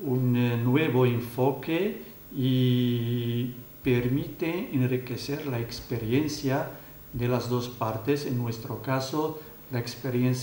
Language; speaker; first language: Spanish; non-native, fluent; Arabic